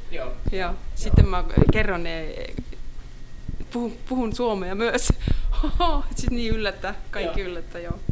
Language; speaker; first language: Finnish; non-native, learner; Estonian